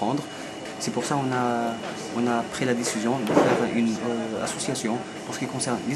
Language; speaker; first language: French; non-native, learner; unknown